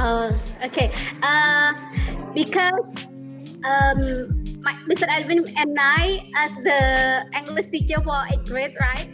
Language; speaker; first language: English; non-native, learner; Indonesian